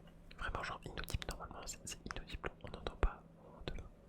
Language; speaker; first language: French; native; French